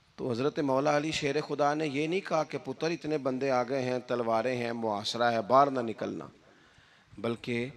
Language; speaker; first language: Urdu; non-native, local second language; Punjabi